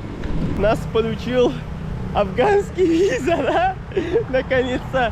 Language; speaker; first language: Russian; non-native, local second language; Kyrgyz